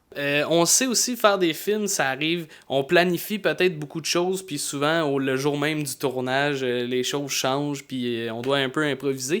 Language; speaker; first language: French; native; French